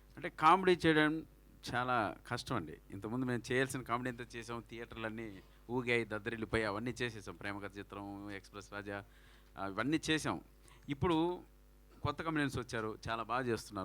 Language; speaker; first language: Telugu; native; Telugu